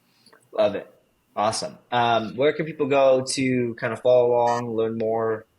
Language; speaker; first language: English; native; English